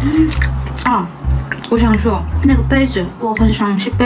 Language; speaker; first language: Chinese; non-native, learner; Korean